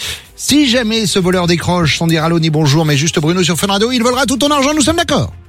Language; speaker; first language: French; native; French